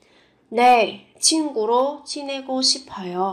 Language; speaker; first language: Korean; non-native, fluent; Vietnamese